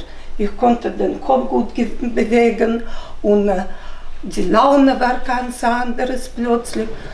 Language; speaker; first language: German; non-native, fluent; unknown